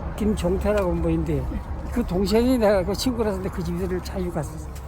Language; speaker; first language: Korean; native; Korean